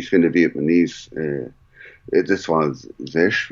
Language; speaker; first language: German; non-native, learner; English